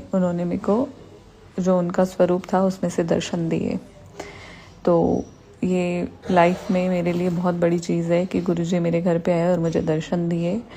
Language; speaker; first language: Hindi; native; Hindi